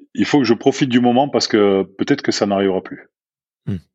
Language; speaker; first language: French; native; French